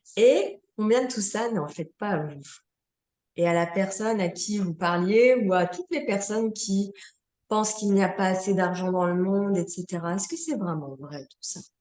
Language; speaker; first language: French; native; French